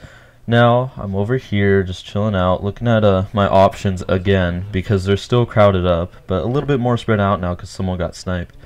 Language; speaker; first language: English; native; English